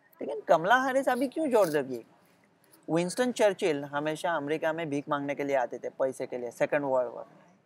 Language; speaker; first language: Hindi; non-native, local second language; Marathi